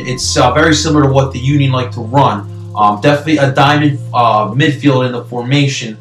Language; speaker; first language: English; native; English